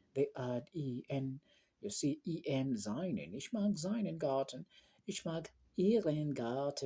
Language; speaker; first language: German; non-native, learner; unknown